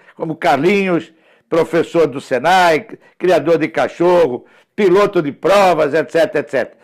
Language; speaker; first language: Portuguese; early bilingual, other home language; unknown